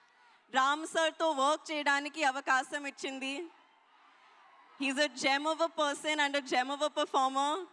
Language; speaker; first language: Telugu; non-native, learner; Hindi